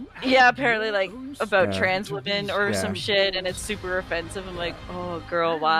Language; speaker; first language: English; native; English